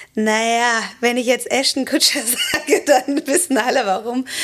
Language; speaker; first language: German; native; German